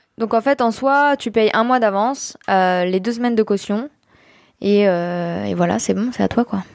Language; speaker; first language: French; native; French